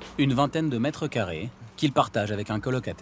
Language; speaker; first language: French; native; French